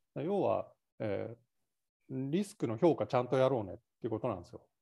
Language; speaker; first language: Japanese; native; Japanese